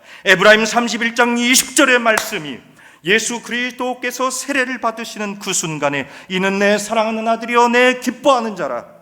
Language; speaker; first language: Korean; native; Korean